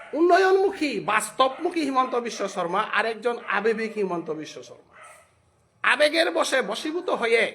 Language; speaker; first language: Bangla; non-native, local second language; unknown